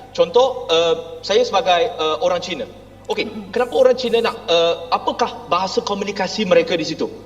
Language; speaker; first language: Malay; non-native, local second language; Chinese